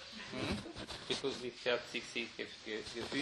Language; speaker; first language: German; non-native, fluent; Spanish